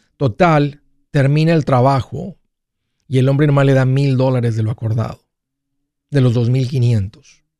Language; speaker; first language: Spanish; native; Spanish